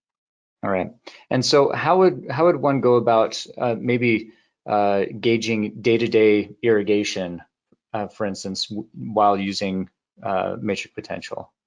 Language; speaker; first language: English; native; English